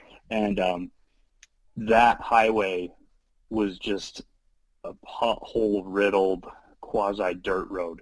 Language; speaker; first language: English; native; English